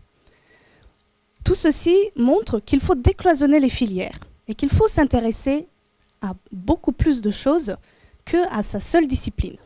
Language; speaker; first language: French; non-native, fluent; Romanian